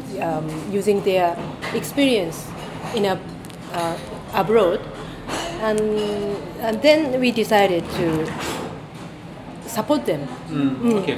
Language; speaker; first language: English; non-native, fluent; Japanese